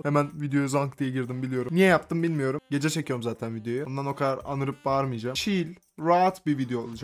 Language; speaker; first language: Turkish; native; Turkish